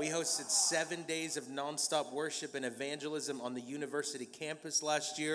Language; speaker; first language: English; native; English